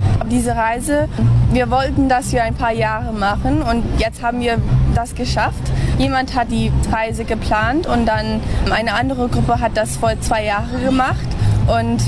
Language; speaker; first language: German; early bilingual, heritage; English